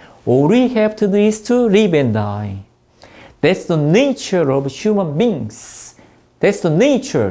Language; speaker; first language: English; non-native, fluent; Korean